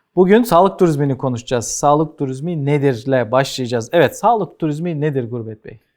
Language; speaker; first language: Turkish; native; Turkish